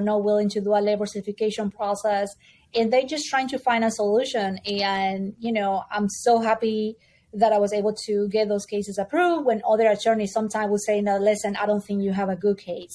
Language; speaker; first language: English; non-native, fluent; Spanish